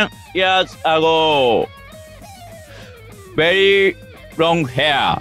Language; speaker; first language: English; non-native, learner; Japanese